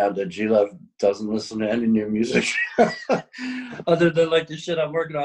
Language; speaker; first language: English; native; English